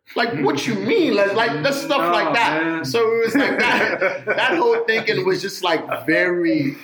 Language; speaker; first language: English; native; English